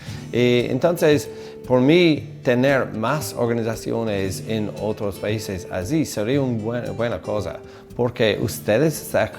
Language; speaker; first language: Spanish; non-native, fluent; English